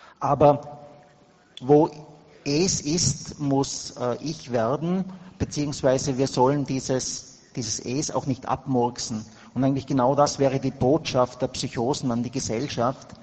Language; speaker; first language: German; native; German